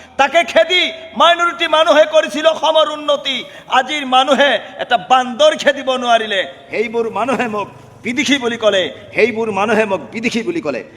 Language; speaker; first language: Assamese; native; Assamese